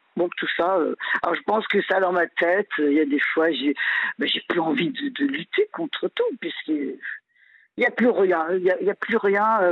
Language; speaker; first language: French; native; French